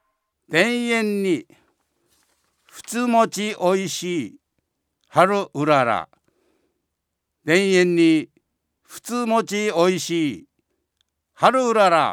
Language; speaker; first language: Japanese; native; Japanese